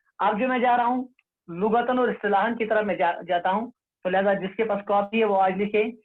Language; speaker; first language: Urdu; non-native, local second language; Kashmiri